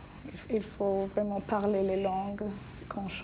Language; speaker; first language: French; non-native, fluent; English